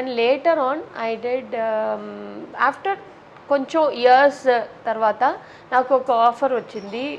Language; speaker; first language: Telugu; non-native, local second language; Tamil